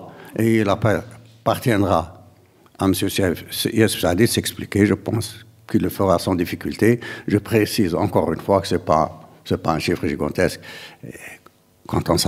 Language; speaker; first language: French; non-native, local second language; Arabic